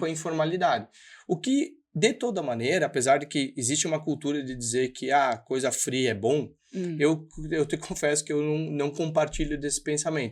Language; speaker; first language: Portuguese; native; Portuguese